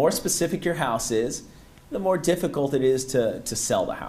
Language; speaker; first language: English; native; English